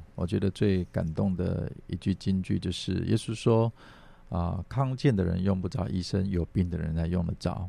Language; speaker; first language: Chinese; native; Chinese